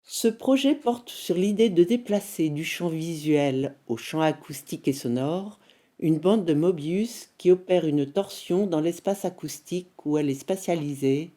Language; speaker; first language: French; native; French